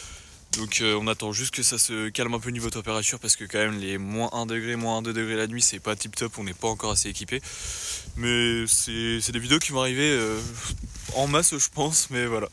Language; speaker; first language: French; native; French